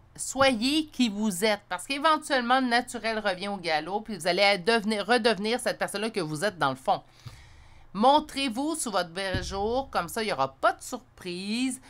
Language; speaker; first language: French; native; French